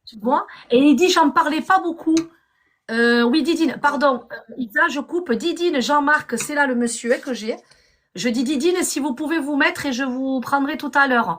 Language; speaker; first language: French; native; French